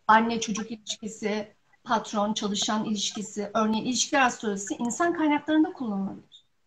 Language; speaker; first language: Turkish; early bilingual, heritage; Turkish